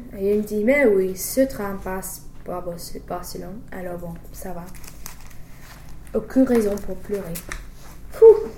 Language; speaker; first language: French; non-native, fluent; English